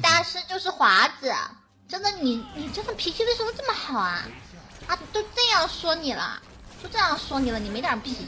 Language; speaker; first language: Chinese; native; Chinese